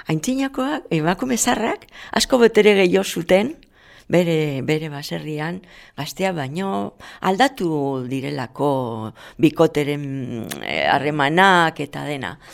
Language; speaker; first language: Basque; non-native, local second language; Spanish